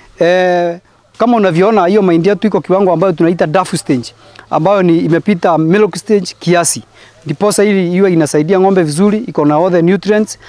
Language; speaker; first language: Swahili; non-native, local second language; Meru